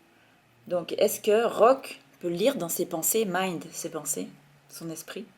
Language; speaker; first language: French; native; French